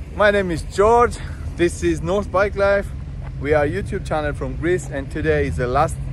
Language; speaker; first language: English; non-native, learner; Greek